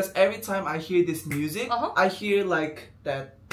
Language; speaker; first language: English; non-native, fluent; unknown